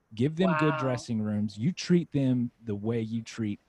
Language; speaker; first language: English; native; English